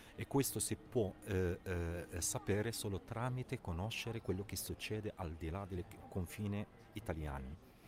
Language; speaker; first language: Italian; non-native, fluent; Arabic